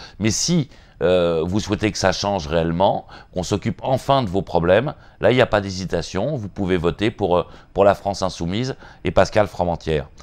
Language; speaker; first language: French; native; French